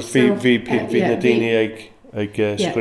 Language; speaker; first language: Irish; non-native, learner; English